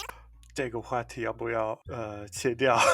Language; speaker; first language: Chinese; non-native, fluent; English